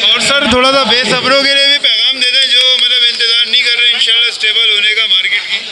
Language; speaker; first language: Urdu; native; Urdu